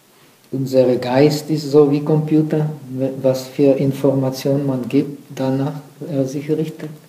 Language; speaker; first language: German; non-native, fluent; Czech